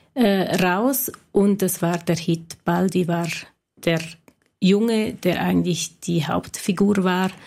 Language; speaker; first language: German; non-native, local second language; Romansh